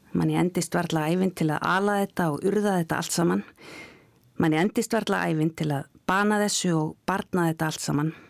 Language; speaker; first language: Icelandic; native; Icelandic